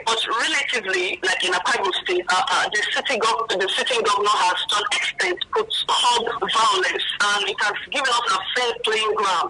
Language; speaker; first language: English; non-native, local second language; Ibibio